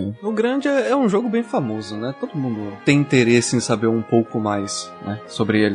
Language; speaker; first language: Portuguese; native; Portuguese